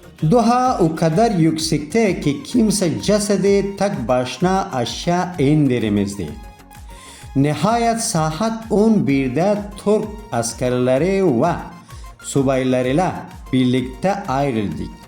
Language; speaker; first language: Turkish; non-native, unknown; Persian